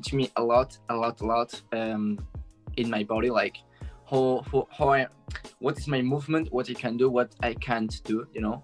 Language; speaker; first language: English; non-native, learner; Spanish